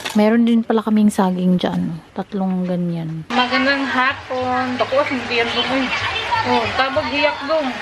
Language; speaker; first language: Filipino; non-native, local second language; Cebuano